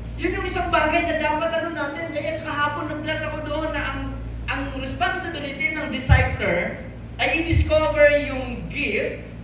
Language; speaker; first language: Filipino; non-native, local second language; Hiligaynon